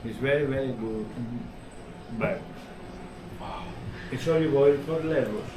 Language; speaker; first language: English; non-native, learner; Greek